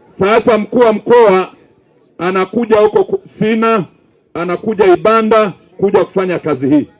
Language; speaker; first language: Swahili; native; Swahili